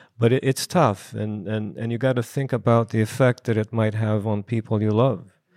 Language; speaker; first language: English; non-native, fluent; Portuguese